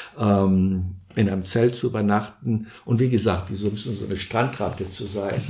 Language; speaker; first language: German; non-native, fluent; Portuguese